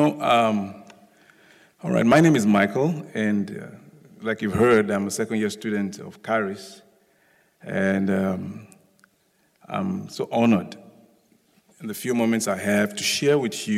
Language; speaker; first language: English; non-native, local second language; Yoruba